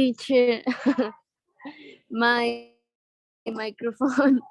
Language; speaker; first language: English; non-native, learner; Spanish